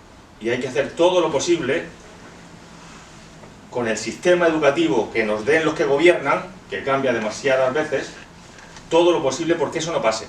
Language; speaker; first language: Spanish; native; Spanish